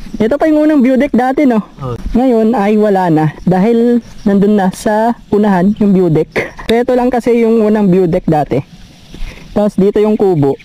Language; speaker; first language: Filipino; non-native, local second language; Iloko